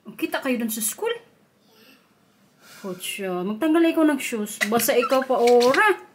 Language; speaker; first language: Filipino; non-native, local second language; Waray